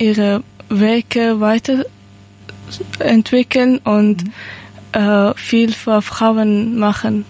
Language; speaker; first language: German; non-native, learner; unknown